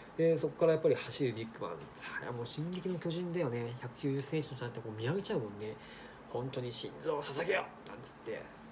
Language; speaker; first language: Japanese; native; Japanese